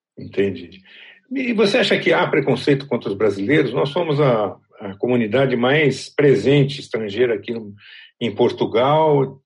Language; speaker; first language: Portuguese; native; Portuguese